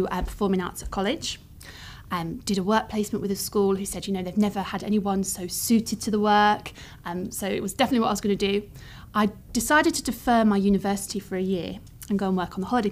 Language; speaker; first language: English; native; English